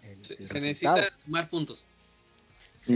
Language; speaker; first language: Spanish; native; Spanish